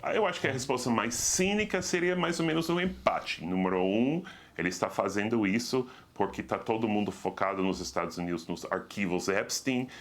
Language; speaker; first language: Portuguese; non-native, fluent; English